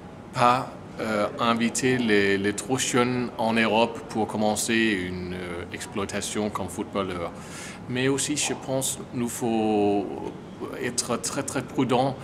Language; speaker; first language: French; non-native, learner; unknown